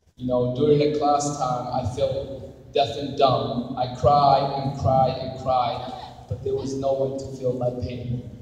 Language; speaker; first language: English; non-native, fluent; Somali